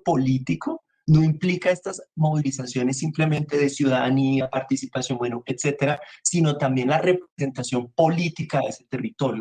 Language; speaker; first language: Spanish; native; Spanish